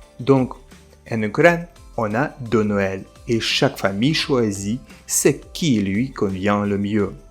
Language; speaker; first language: French; non-native, fluent; Ukrainian